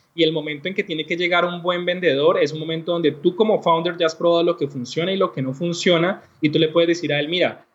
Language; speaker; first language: Spanish; native; Spanish